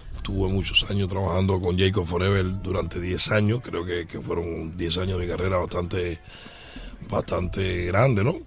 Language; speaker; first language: Spanish; native; Spanish